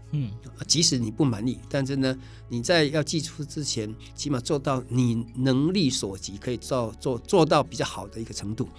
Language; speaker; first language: Chinese; non-native, local second language; Min Nan Chinese